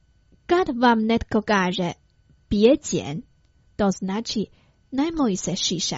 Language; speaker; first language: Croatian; non-native, fluent; Chinese